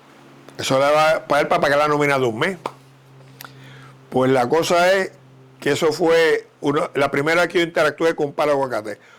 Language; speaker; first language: Spanish; native; Spanish